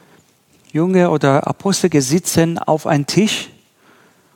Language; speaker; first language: German; non-native, learner; Persian